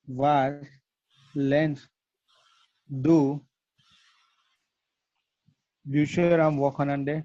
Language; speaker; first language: German; non-native, learner; Gujarati